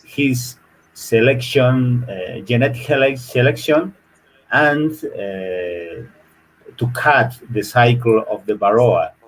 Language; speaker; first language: English; non-native, learner; Spanish